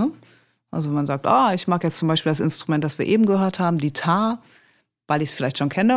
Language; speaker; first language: German; native; German